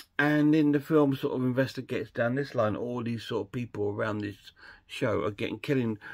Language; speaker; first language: English; native; English